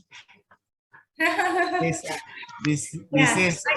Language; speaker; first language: English; non-native, fluent; Indonesian